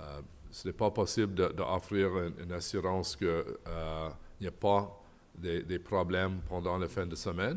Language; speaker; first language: French; non-native, local second language; English